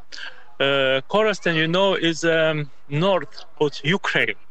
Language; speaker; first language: English; non-native, learner; Ukrainian